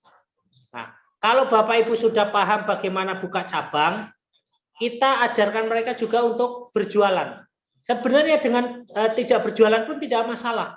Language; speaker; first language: Indonesian; non-native, local second language; Javanese